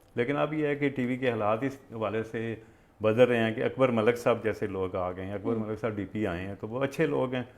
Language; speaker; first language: Urdu; non-native, local second language; Punjabi